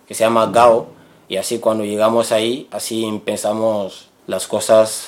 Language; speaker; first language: Spanish; non-native, learner; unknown